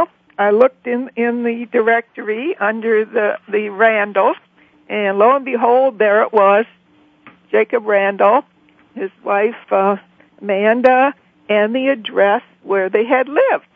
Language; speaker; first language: English; native; English